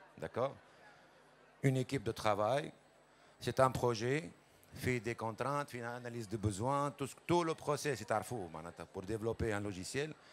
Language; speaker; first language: French; non-native, local second language; Arabic